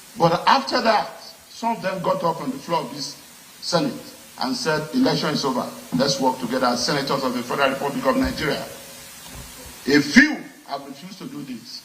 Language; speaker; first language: English; non-native, local second language; Yoruba